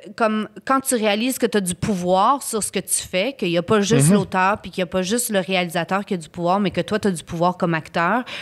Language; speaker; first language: French; native; French